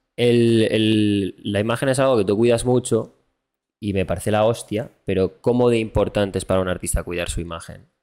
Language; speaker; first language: Spanish; native; Spanish